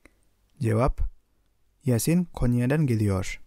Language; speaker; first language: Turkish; non-native, fluent; Indonesian